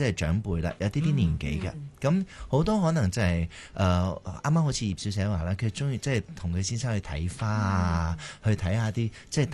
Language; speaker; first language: Cantonese; early bilingual, heritage; Cantonese